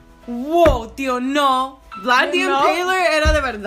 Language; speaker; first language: Spanish; early bilingual, heritage; Spanish